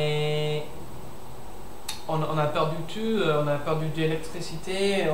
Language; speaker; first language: French; non-native, learner; English